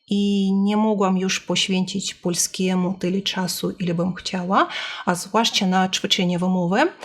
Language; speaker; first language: Polish; non-native, fluent; Russian